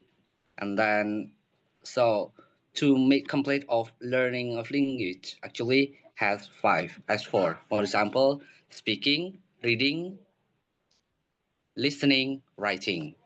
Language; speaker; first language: English; non-native, learner; Indonesian